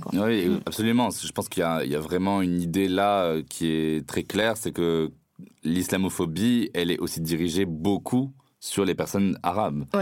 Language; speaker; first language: French; non-native, local second language; Arabic